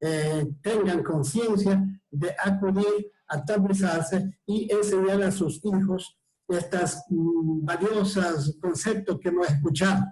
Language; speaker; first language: Spanish; native; Spanish